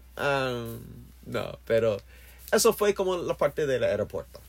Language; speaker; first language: Spanish; non-native, learner; English